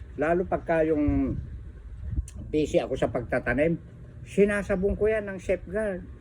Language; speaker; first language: Filipino; native; Filipino